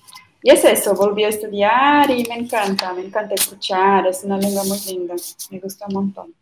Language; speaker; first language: Spanish; non-native, fluent; Portuguese